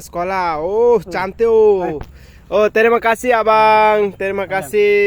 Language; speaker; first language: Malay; non-native, learner; Bangla